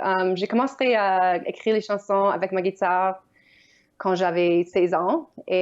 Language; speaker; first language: French; non-native, learner; Ukrainian